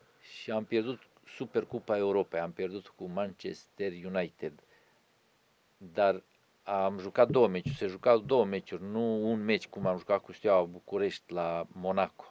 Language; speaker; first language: Romanian; non-native, local second language; Serbian